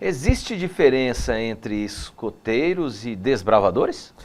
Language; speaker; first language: Portuguese; native; Portuguese